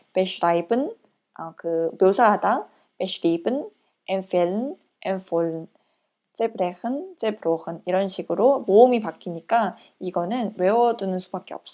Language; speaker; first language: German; non-native, learner; Korean